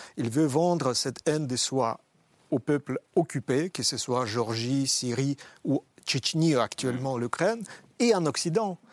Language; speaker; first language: French; non-native, fluent; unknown